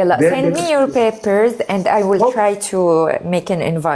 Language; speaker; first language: English; non-native, fluent; Arabic